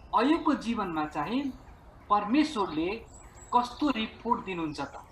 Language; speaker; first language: Nepali; native; Nepali